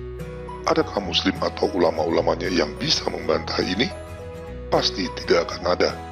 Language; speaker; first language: Indonesian; native; Indonesian